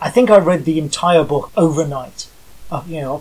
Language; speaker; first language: English; native; English